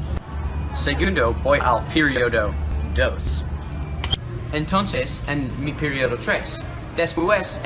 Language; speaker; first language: Spanish; non-native, learner; English